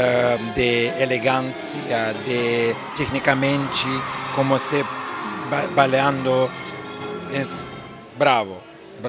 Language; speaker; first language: Portuguese; non-native, learner; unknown